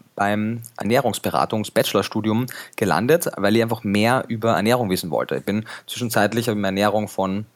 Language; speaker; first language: German; native; German